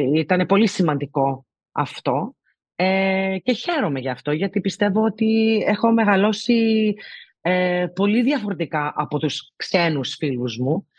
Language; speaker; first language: Greek; early bilingual, heritage; Greek